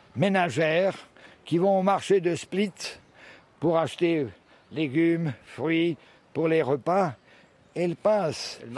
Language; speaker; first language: French; early bilingual, heritage; French